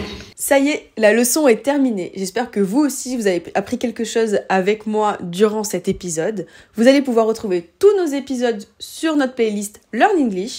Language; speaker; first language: French; native; French